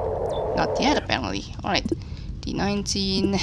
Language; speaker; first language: English; non-native, fluent; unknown